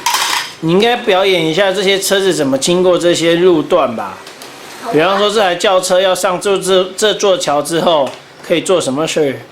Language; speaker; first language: Chinese; native; Chinese